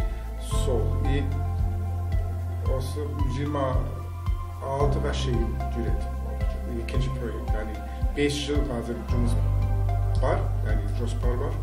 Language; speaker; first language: Kazakh; non-native, learner; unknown